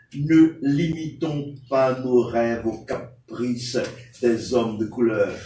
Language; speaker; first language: French; non-native, local second language; Haitian Creole